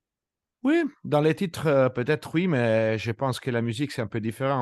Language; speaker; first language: French; non-native, fluent; Italian